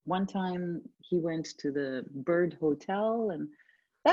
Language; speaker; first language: English; non-native, fluent; Turkish